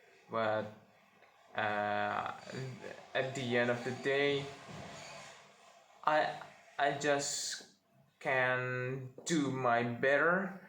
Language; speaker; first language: English; non-native, learner; Indonesian